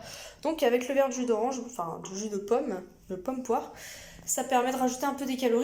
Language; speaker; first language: French; native; French